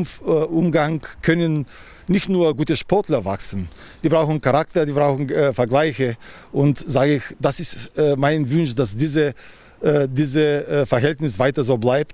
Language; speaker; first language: German; non-native, fluent; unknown